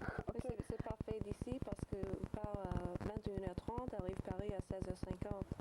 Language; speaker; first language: French; non-native, learner; English